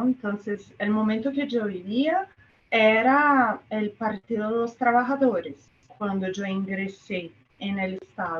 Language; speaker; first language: Spanish; non-native, fluent; Portuguese